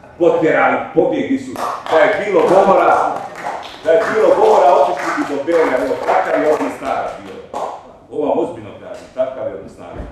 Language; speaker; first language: Croatian; native; Croatian